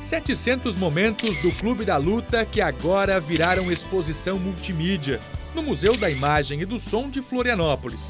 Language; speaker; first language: Portuguese; native; Portuguese